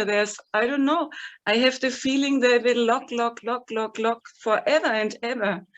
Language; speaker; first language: English; non-native, fluent; German